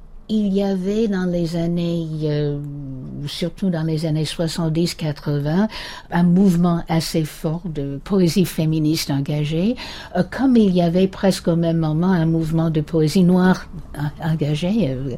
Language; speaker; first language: French; non-native, fluent; English